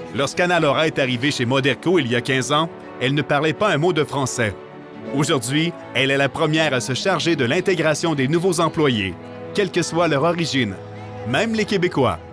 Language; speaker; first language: French; native; French